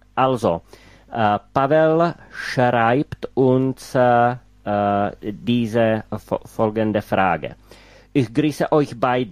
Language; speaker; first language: German; non-native, fluent; Czech